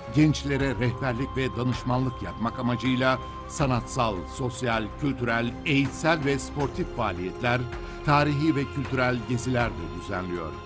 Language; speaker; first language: Turkish; native; Turkish